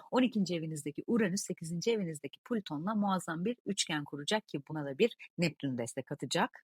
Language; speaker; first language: Turkish; native; Turkish